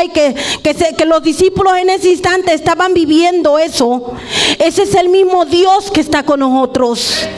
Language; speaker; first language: Spanish; native; Spanish